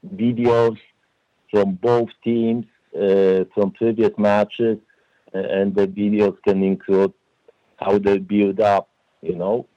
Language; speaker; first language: English; non-native, fluent; Polish